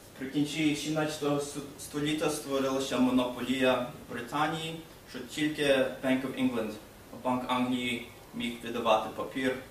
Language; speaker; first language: Ukrainian; early bilingual, heritage; Ukrainian